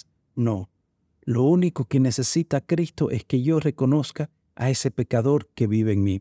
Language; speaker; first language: Spanish; native; Spanish